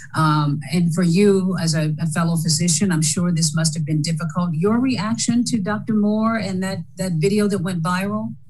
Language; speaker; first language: English; native; English